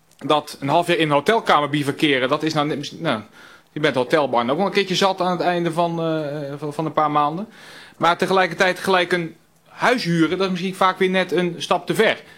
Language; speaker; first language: Dutch; native; Dutch